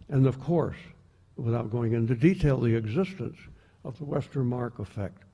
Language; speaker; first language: English; native; English